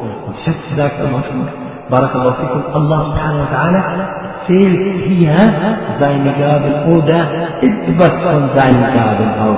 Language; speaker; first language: German; non-native, fluent; Arabic